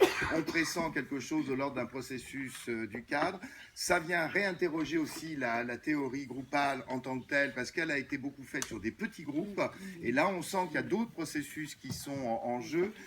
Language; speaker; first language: French; native; French